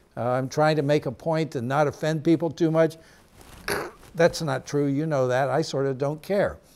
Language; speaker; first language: English; native; English